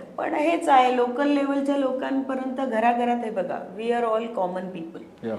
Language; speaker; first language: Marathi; non-native, fluent; Hindi